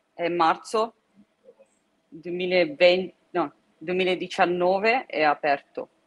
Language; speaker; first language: Italian; early bilingual, heritage; Italian